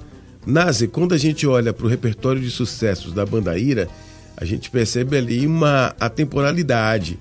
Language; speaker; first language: Portuguese; native; Portuguese